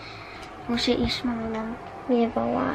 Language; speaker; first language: Polish; early bilingual, heritage; Polish